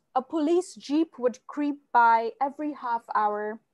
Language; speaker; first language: English; non-native, local second language; Bangla